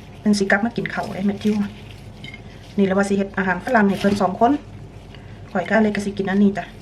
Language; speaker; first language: Thai; native; Thai